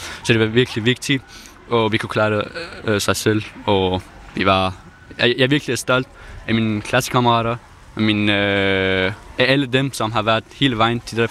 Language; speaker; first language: Danish; non-native, fluent; Persian